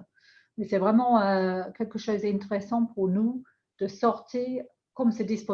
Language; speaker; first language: French; non-native, fluent; English